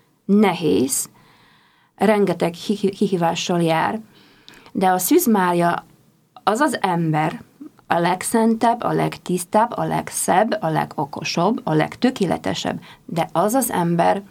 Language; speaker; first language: Hungarian; non-native, fluent; Polish